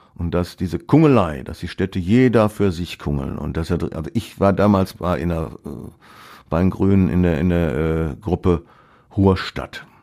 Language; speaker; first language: German; native; German